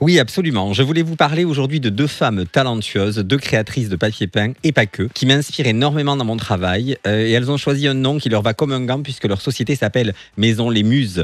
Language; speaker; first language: French; native; French